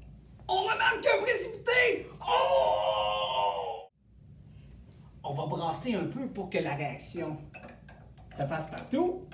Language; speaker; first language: French; native; French